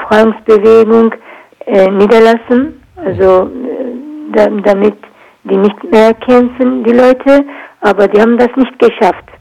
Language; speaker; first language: German; non-native, learner; Kurdish